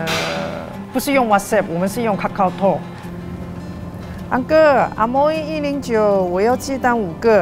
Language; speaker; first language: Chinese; non-native, fluent; Korean